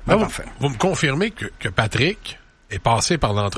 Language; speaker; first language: French; native; French